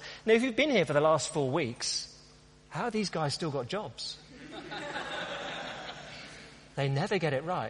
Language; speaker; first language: English; native; English